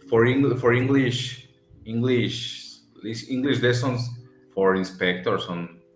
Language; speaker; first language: English; non-native, learner; Spanish